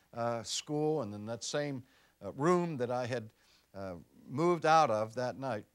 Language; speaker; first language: English; native; English